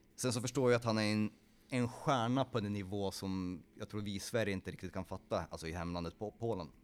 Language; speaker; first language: Swedish; early bilingual, other home language; Polish